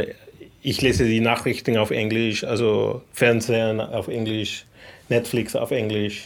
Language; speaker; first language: German; non-native, fluent; Spanish